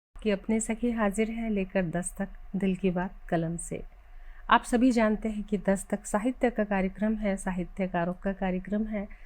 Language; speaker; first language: Hindi; native; Hindi